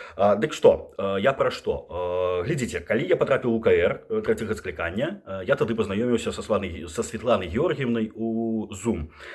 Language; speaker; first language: Belarusian; non-native, local second language; Russian